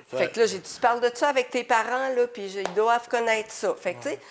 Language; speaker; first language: French; native; French